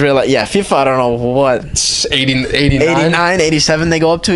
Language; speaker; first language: English; native; English